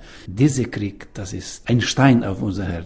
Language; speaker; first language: German; non-native, learner; Ukrainian